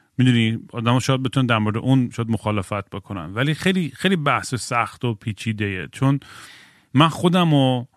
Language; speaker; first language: Persian; native; Persian